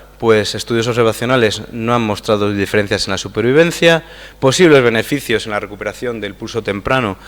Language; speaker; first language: Spanish; native; Spanish